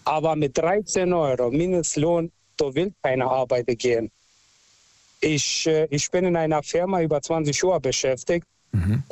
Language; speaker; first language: German; non-native, local second language; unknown